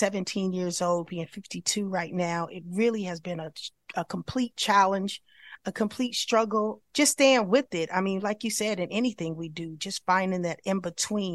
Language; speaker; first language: English; native; English